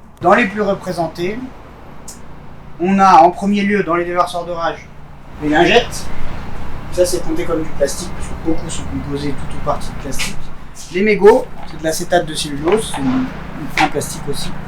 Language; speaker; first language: French; native; French